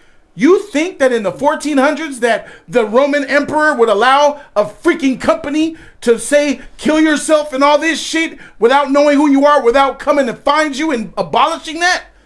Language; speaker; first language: English; native; English